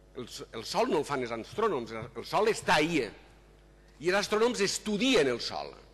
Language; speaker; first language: Catalan; native; Catalan